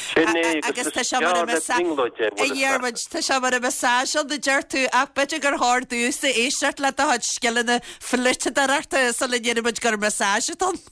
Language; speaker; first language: Irish; native; Irish